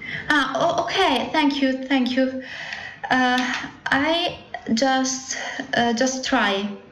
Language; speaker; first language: English; non-native, learner; Italian